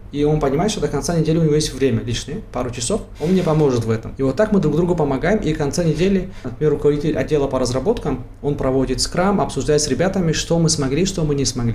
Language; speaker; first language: Russian; non-native, local second language; Tajik